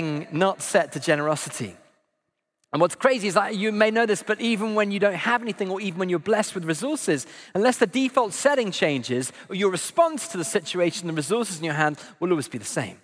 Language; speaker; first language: English; native; English